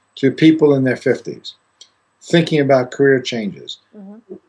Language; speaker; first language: English; non-native, fluent; Greek